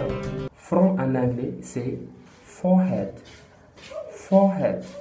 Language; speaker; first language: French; non-native, local second language; Wolof